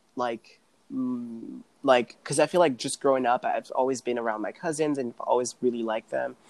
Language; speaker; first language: English; non-native, fluent; Rundi